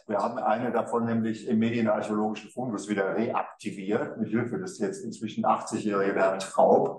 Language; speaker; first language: German; native; German